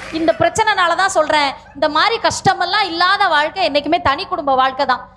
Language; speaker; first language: Tamil; native; Tamil